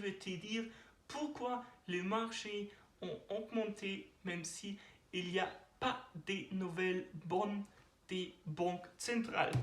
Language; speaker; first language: French; non-native, learner; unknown